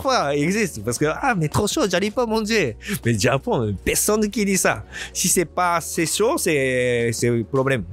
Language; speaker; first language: French; non-native, learner; Japanese